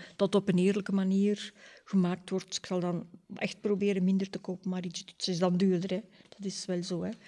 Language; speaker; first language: Dutch; native; Dutch